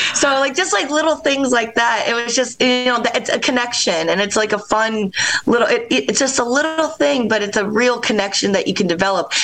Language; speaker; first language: English; native; English